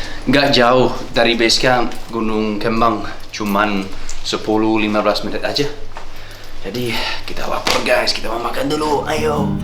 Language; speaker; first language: Indonesian; non-native, fluent; English